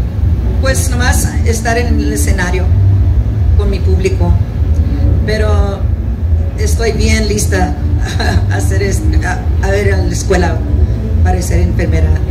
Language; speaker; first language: Spanish; early bilingual, heritage; English